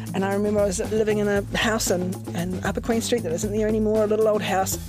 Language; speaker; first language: English; native; English